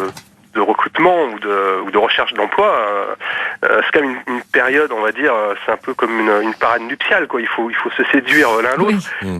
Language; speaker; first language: French; native; French